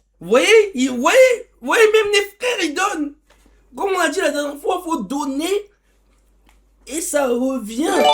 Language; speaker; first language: French; native; French